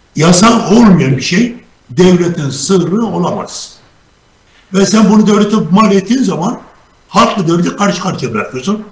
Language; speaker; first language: Turkish; native; Turkish